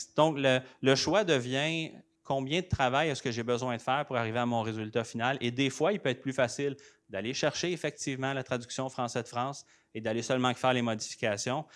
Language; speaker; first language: French; native; French